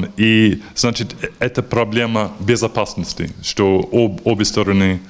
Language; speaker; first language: Russian; non-native, fluent; English